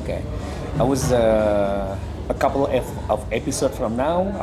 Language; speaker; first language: English; non-native, learner; Indonesian